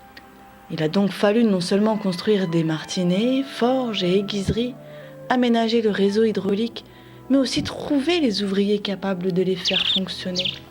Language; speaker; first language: French; native; French